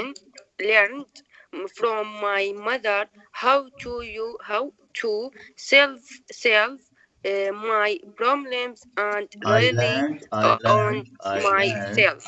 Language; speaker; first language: English; non-native, learner; Arabic